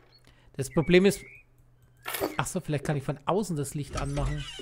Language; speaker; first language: German; native; German